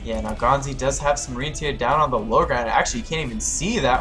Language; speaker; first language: English; native; English